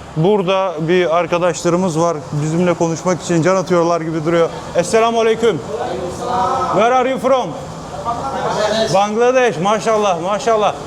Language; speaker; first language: Turkish; native; Turkish